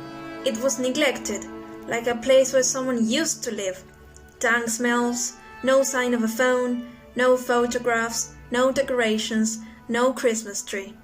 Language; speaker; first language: English; non-native, fluent; Spanish